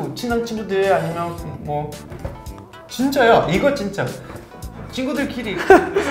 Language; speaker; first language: Korean; non-native, fluent; Portuguese